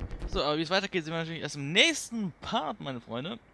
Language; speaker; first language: German; native; German